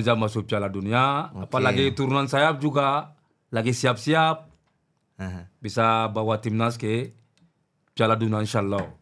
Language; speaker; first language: Indonesian; non-native, learner; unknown